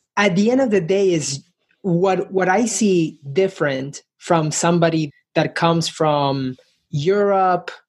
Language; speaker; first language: English; early bilingual, other home language; Spanish